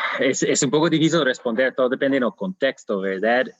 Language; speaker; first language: Spanish; non-native, fluent; English